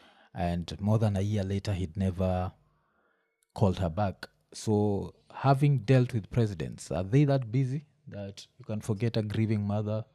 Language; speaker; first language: English; non-native, local second language; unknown